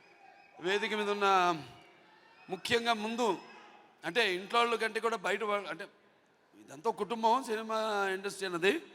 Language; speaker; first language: Telugu; native; Telugu